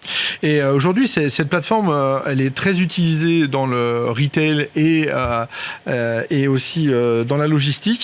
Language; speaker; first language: French; native; French